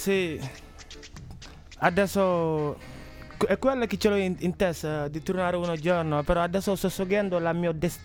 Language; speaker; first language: Italian; non-native, learner; Wolof